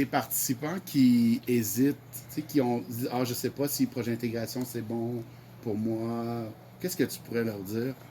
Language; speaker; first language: French; native; French